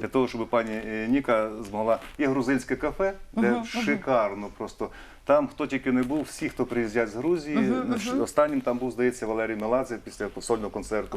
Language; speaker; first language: Ukrainian; native; Ukrainian